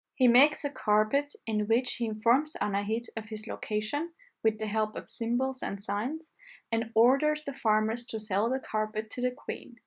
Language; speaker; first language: English; non-native, fluent; Armenian